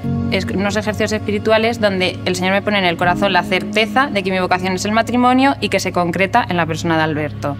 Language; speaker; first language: Spanish; native; Spanish